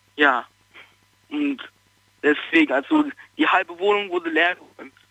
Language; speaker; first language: German; early bilingual, other home language; Turkish